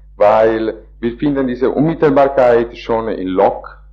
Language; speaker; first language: German; non-native, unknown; Italian